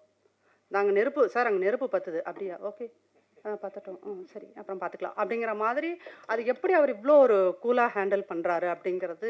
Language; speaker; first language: Tamil; native; Tamil